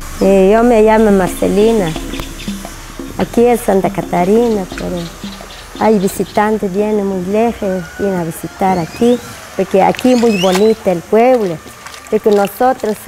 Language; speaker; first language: Spanish; non-native, local second language; Kaqchikel